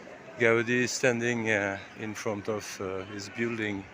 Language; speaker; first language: English; non-native, learner; French